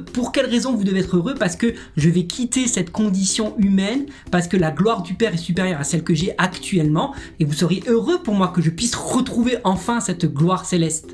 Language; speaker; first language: French; native; French